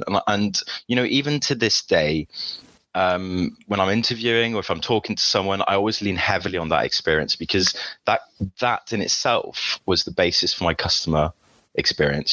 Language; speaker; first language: English; early bilingual, other home language; French